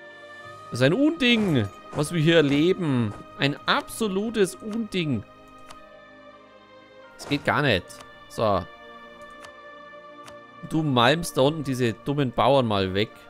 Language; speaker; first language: German; native; German